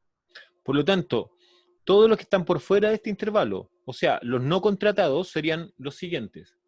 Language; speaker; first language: Spanish; native; Spanish